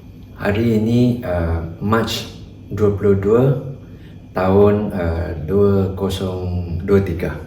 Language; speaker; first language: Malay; non-native, local second language; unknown